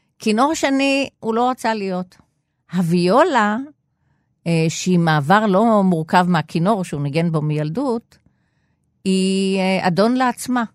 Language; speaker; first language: Hebrew; native; Hebrew